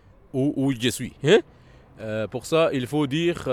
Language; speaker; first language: French; non-native, fluent; Arabic